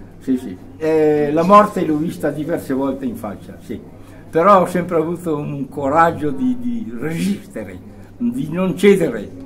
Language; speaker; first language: Italian; native; Italian